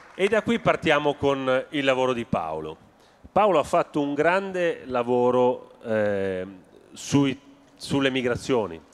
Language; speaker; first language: Italian; native; Italian